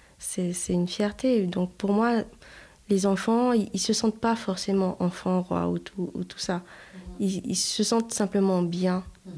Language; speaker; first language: French; non-native, local second language; Haitian Creole